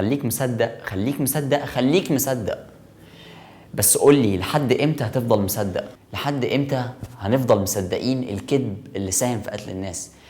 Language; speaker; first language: Arabic; native; Arabic